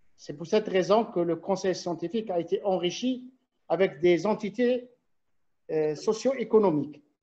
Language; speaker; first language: French; non-native, local second language; Arabic